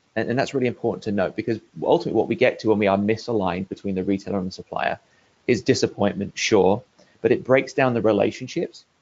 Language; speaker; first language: English; native; English